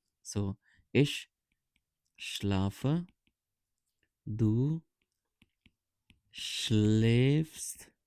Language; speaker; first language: German; non-native, fluent; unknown